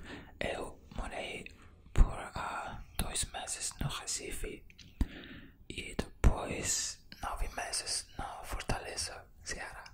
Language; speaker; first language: Portuguese; non-native, learner; Spanish